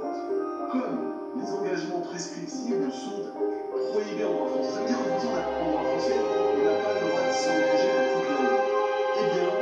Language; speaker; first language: French; native; French